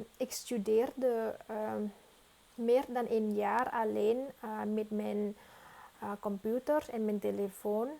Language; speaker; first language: Dutch; non-native, fluent; Vietnamese